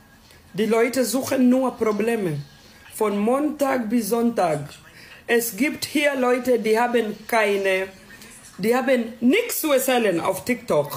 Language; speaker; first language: German; non-native, learner; Swahili